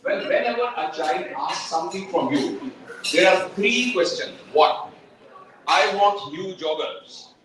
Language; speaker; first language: English; non-native, local second language; Urdu